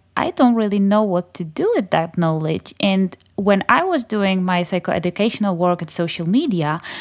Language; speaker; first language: English; non-native, fluent; Polish